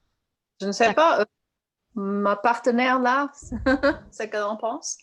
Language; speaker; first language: French; non-native, local second language; English